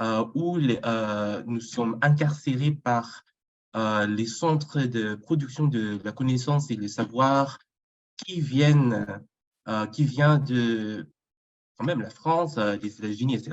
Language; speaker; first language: French; non-native, fluent; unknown